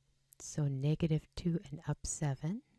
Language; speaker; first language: English; native; English